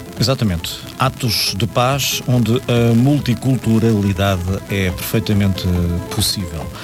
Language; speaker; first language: Portuguese; native; Portuguese